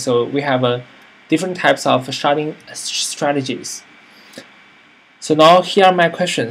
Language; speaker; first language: English; non-native, fluent; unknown